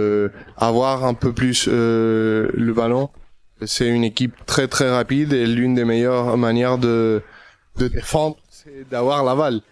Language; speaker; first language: French; non-native, fluent; Spanish